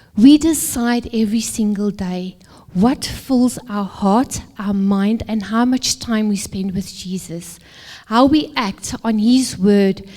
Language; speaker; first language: English; non-native, local second language; Afrikaans